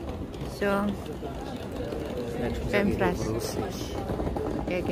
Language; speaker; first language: German; non-native, learner; Indonesian